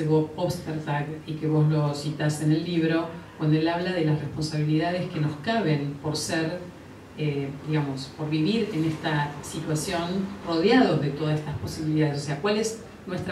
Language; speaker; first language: Spanish; native; Spanish